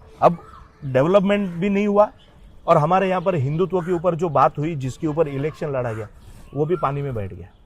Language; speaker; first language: Hindi; non-native, local second language; Gujarati